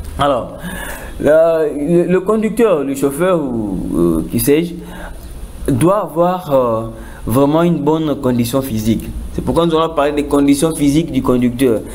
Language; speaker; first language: French; non-native, local second language; Lingala